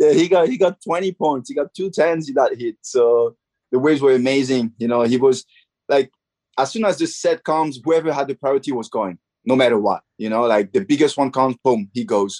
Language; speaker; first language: English; non-native, fluent; French